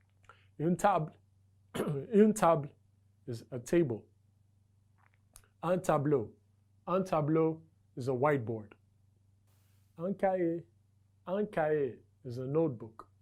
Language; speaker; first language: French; non-native, fluent; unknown